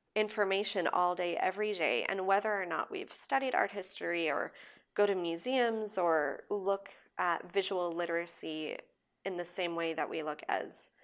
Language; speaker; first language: English; native; English